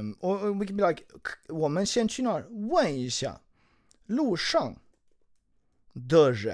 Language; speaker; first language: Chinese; non-native, learner; English